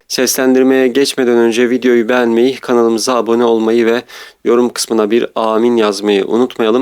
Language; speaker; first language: Turkish; native; Turkish